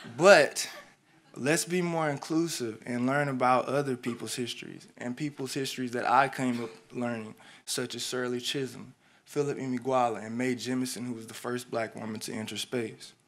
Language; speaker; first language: English; native; English